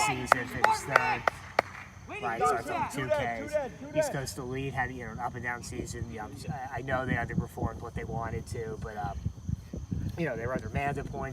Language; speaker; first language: English; native; English